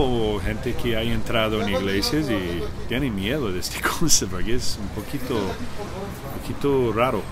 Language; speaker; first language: Spanish; non-native, learner; English